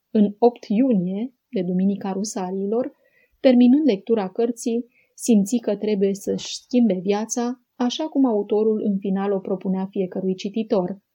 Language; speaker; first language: Romanian; native; Romanian